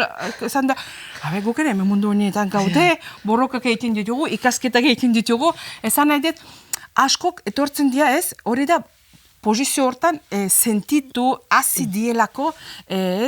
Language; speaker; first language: Basque; non-native, fluent; Azerbaijani